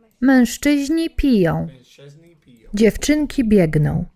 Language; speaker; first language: Polish; non-native, learner; English